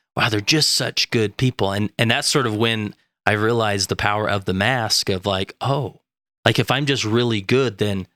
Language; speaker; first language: English; native; English